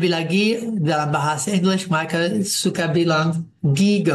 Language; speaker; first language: Indonesian; non-native, fluent; English